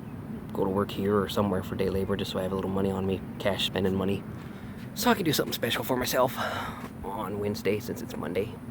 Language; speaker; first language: English; native; English